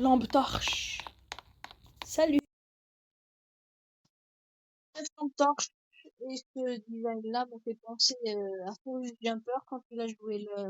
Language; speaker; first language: French; native; French